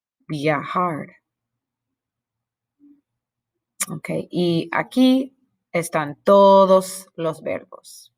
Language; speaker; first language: Spanish; non-native, fluent; English